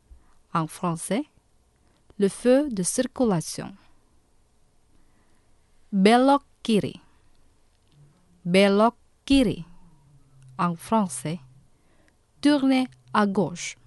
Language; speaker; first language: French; non-native, fluent; Indonesian